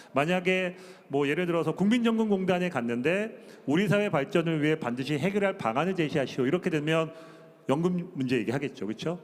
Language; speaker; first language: Korean; native; Korean